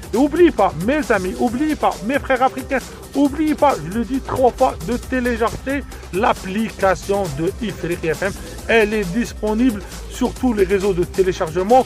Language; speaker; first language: French; non-native, local second language; Arabic